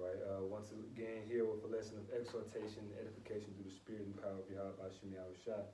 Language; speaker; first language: English; native; English